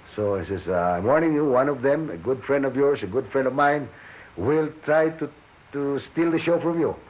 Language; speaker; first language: English; non-native, local second language; Filipino